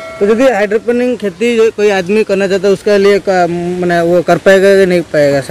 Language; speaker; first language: Hindi; non-native, local second language; Odia